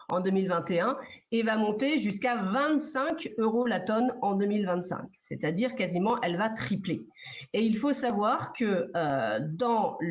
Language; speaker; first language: French; native; French